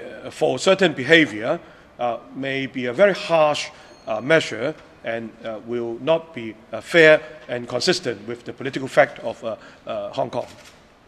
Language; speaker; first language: English; non-native, local second language; Cantonese